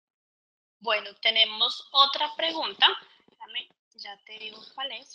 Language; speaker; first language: Spanish; native; Spanish